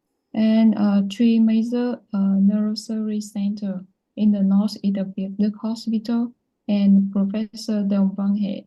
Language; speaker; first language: English; non-native, learner; Vietnamese